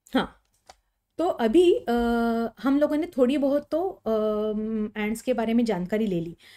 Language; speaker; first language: Hindi; non-native, local second language; Marathi